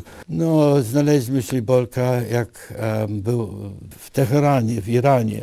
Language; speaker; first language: Polish; early bilingual, other home language; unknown